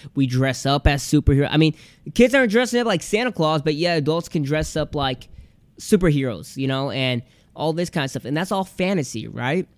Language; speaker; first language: English; native; English